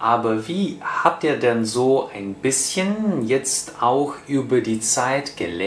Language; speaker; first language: German; non-native, fluent; Russian